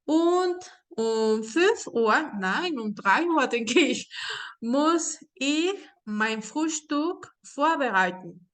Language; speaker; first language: German; non-native, fluent; Spanish